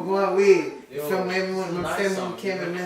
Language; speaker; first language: Haitian Creole; early bilingual, heritage; English